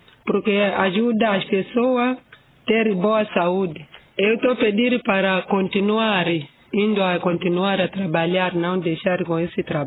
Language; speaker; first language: Portuguese; non-native, learner; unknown